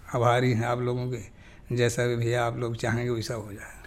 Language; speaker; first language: Hindi; native; Hindi